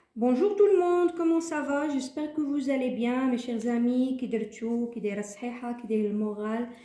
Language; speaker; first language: French; non-native, local second language; Arabic